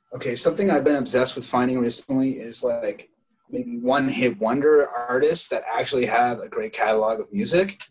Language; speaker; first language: English; native; English